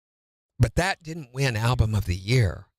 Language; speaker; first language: English; native; English